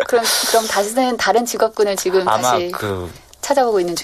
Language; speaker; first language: Korean; native; Korean